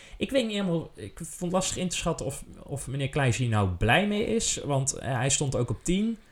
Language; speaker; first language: Dutch; native; Dutch